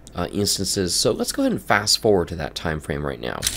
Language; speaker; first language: English; native; English